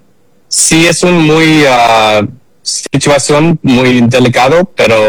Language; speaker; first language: Spanish; early bilingual, heritage; English